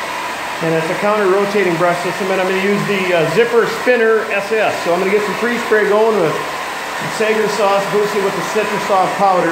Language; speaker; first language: English; native; English